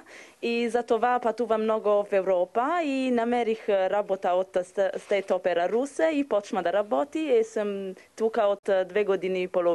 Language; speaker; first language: Bulgarian; non-native, learner; Italian